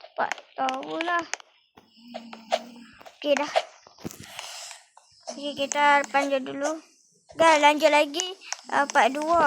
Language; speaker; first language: Malay; native; Malay